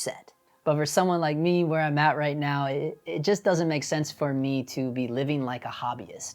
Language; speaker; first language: English; native; English